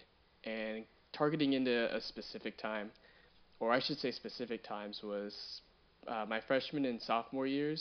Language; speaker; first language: English; native; English